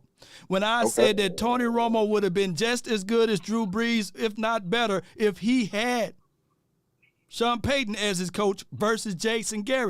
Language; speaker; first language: English; native; English